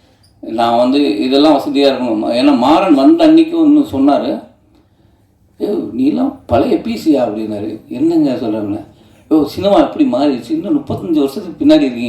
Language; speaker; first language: Tamil; native; Tamil